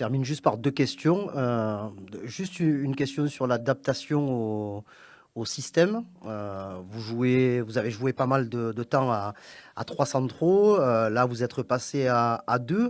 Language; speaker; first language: French; native; French